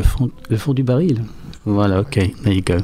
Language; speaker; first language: French; non-native, fluent; English